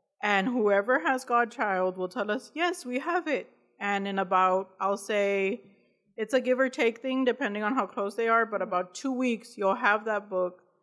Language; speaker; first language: English; native; English